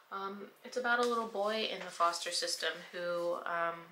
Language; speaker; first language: English; native; English